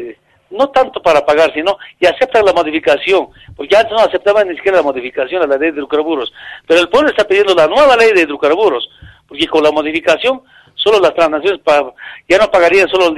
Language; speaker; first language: Spanish; native; Spanish